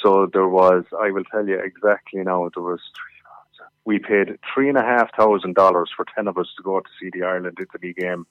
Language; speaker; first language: English; native; English